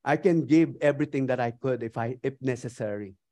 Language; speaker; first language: English; non-native, local second language; Filipino